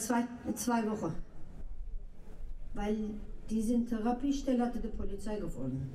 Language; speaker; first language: German; non-native, local second language; Turkish